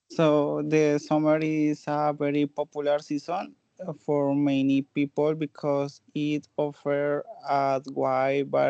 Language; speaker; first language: English; non-native, learner; Spanish